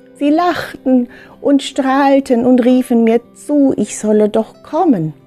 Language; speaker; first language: German; early bilingual, other home language; Filipino